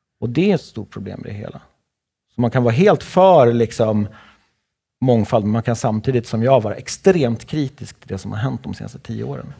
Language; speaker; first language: Swedish; early bilingual, other home language; Czech